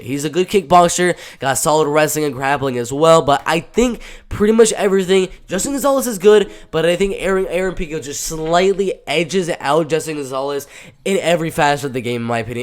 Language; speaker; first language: English; native; English